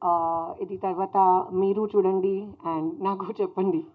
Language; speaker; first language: Telugu; non-native, fluent; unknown